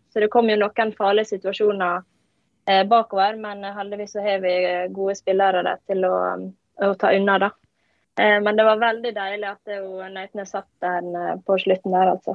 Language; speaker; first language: Norwegian; native; Norwegian